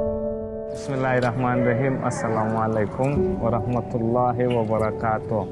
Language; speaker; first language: Indonesian; non-native, fluent; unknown